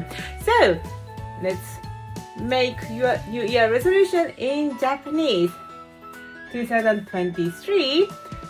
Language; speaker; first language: English; non-native, fluent; Japanese